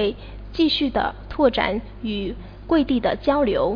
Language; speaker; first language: Chinese; native; Chinese